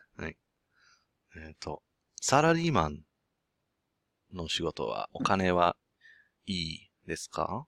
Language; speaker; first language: Japanese; non-native, learner; English